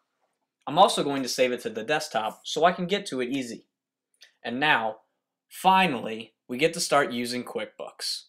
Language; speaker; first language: English; native; English